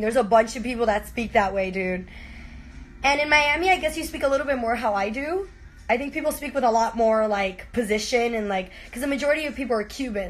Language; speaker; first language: English; early bilingual, other home language; Spanish